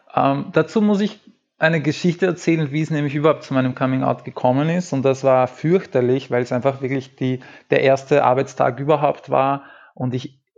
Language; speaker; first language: German; native; German